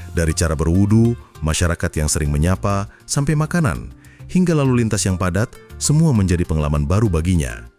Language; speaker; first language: Indonesian; native; Indonesian